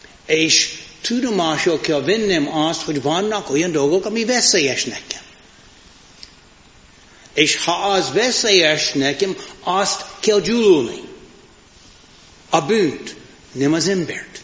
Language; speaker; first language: Hungarian; non-native, fluent; English